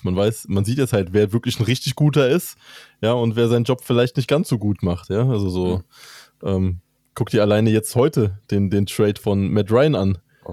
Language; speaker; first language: German; native; German